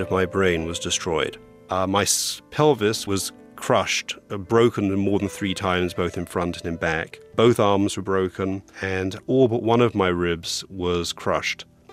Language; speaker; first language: English; native; English